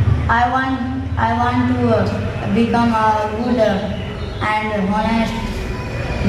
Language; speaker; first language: English; non-native, learner; Hindi